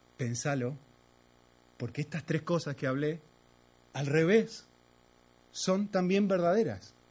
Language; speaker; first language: Spanish; native; Spanish